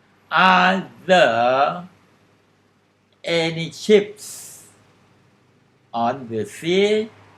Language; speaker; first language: English; non-native, fluent; Thai